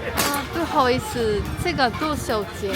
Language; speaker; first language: Chinese; non-native, learner; Japanese